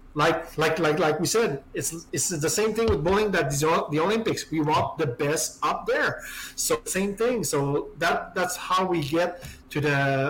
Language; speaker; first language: English; non-native, fluent; French